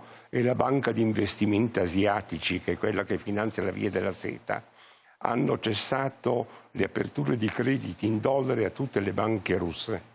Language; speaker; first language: Italian; native; Italian